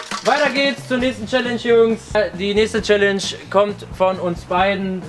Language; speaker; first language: German; native; German